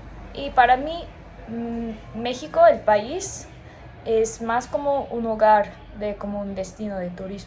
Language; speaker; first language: Spanish; non-native, learner; English